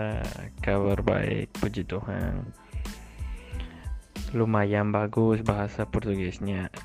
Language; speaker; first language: Indonesian; non-native, local second language; Tetum